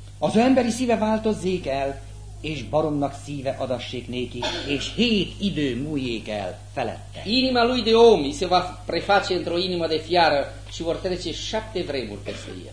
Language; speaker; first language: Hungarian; native; Hungarian